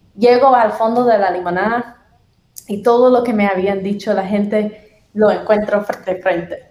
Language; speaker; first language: Spanish; non-native, fluent; English